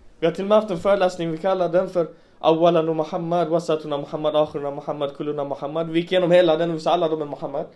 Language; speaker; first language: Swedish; early bilingual, other home language; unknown